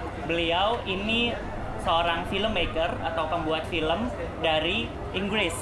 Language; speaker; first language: Indonesian; native; Indonesian